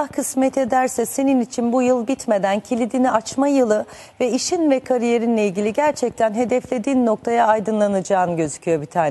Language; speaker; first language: Turkish; native; Turkish